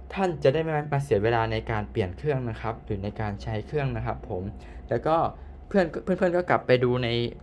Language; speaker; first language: Thai; native; Thai